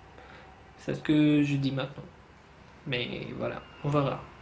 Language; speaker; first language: French; non-native, fluent; Arabic